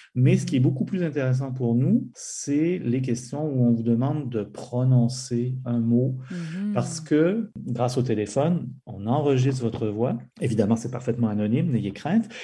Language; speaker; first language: French; native; French